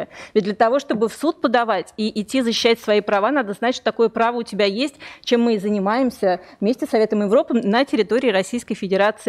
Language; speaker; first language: Russian; native; Russian